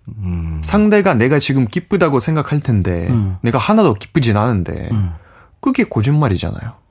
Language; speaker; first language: Korean; non-native, fluent; Russian